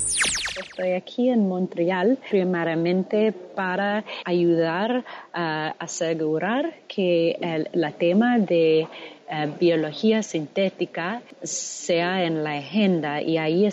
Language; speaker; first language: Spanish; non-native, fluent; English